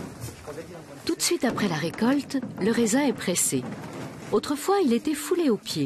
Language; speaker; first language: French; native; French